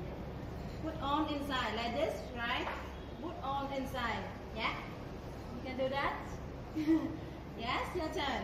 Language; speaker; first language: English; non-native, learner; Vietnamese